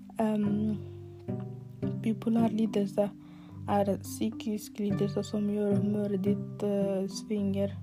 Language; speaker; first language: Norwegian; non-native, learner; Arabic